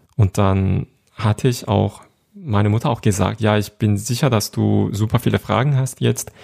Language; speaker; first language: German; non-native, fluent; Korean